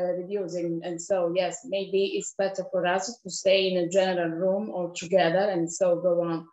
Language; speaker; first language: English; non-native, fluent; Italian